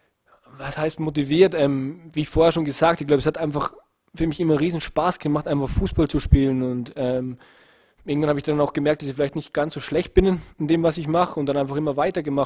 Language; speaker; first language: German; native; German